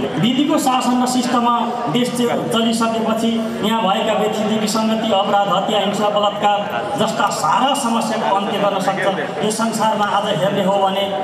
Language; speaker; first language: Nepali; native; Nepali